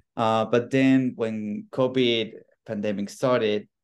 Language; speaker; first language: English; non-native, fluent; Spanish